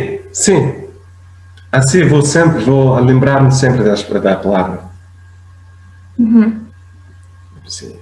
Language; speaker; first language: Portuguese; non-native, fluent; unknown